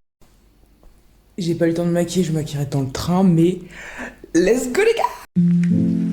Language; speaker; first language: French; native; French